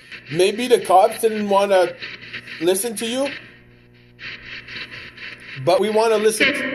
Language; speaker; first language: English; early bilingual, other home language; French